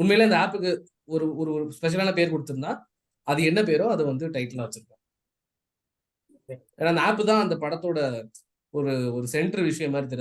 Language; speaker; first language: Tamil; native; Tamil